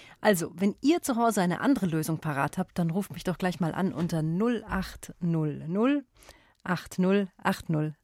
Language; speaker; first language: German; native; German